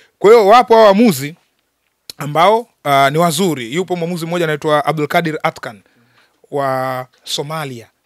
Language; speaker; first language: Swahili; native; Swahili